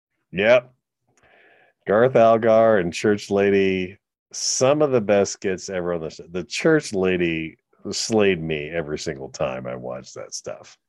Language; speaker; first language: English; native; English